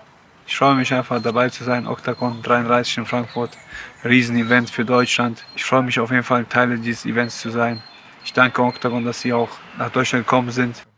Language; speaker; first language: German; non-native, fluent; Polish